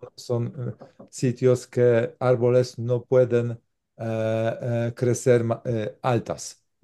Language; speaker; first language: Spanish; non-native, learner; Polish